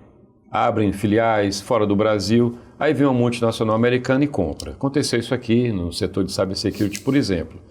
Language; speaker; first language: Portuguese; native; Portuguese